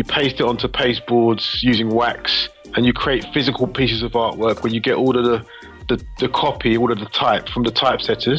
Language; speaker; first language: English; native; English